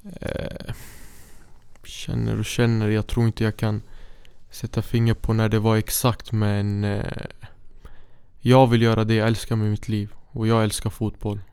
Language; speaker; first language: Swedish; early bilingual, other home language; Syriac